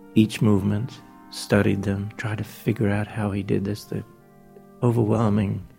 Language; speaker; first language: English; native; English